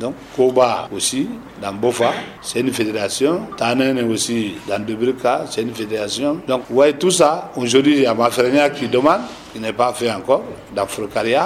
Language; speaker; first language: French; non-native, local second language; Susu